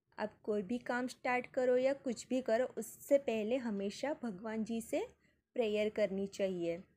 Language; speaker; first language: Hindi; non-native, local second language; Gujarati